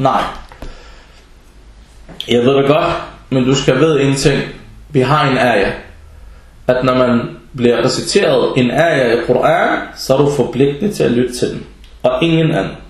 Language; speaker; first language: Danish; early bilingual, other home language; Arabic